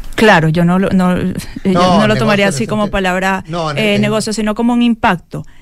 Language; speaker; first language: Spanish; native; Spanish